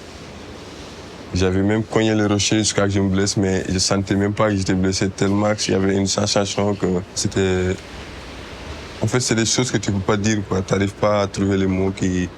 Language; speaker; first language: French; non-native, local second language; Wolof